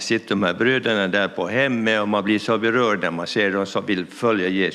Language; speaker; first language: Swedish; native; Swedish